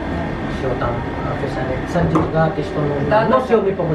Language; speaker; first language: Russian; non-native, learner; Hindi